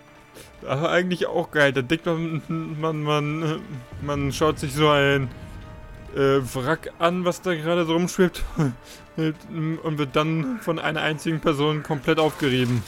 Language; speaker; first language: German; native; German